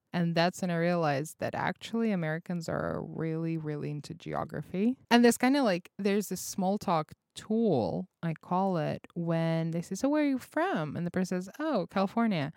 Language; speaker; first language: English; non-native, fluent; Russian